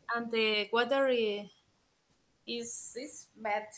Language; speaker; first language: English; non-native, learner; Spanish